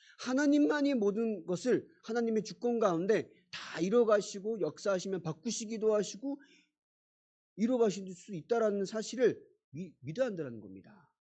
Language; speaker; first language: Korean; native; Korean